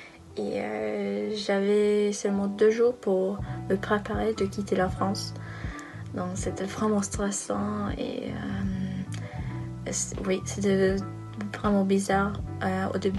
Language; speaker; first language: French; non-native, learner; Norwegian